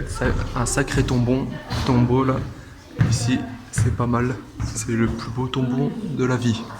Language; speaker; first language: French; native; French